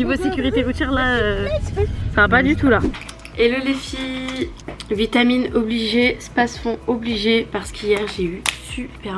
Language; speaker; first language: French; native; French